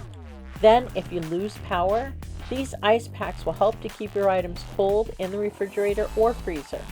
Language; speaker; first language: English; native; English